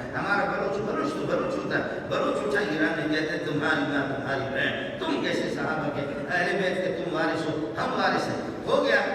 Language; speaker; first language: Urdu; non-native, local second language; Baluchi